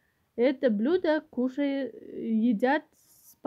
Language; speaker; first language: Russian; non-native, local second language; Kyrgyz